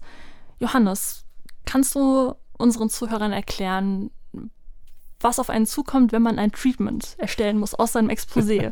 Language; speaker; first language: German; native; German